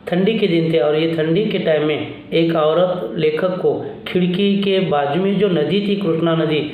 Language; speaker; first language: Hindi; non-native, local second language; Marathi